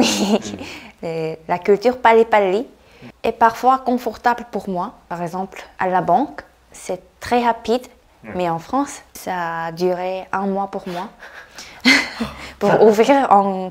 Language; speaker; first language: French; non-native, fluent; Korean